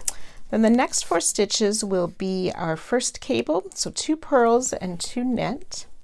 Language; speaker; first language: English; native; English